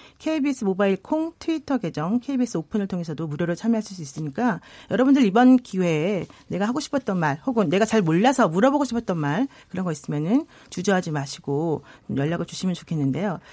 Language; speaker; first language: Korean; native; Korean